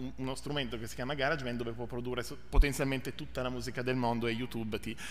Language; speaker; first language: Italian; native; Italian